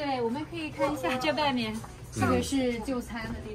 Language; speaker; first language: Chinese; native; Chinese